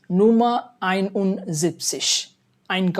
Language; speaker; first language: German; non-native, fluent; Bangla